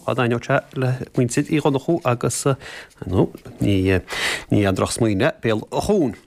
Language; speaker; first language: Irish; native; Irish